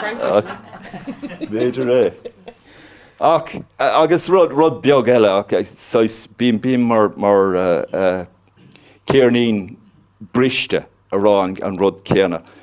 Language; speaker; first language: Irish; non-native, local second language; English